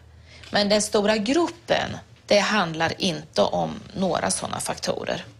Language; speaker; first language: Swedish; native; Swedish